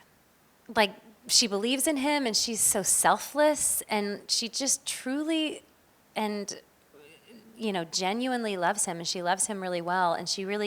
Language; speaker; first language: English; native; English